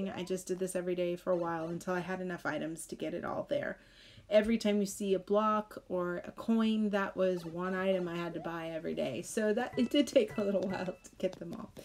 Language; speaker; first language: English; native; English